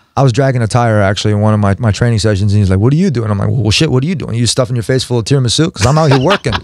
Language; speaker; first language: English; native; English